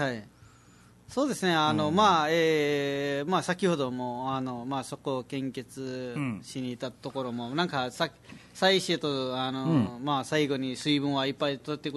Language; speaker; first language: Japanese; non-native, fluent; Nepali